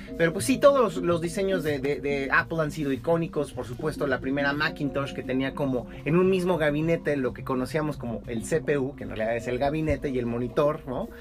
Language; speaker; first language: Spanish; native; Spanish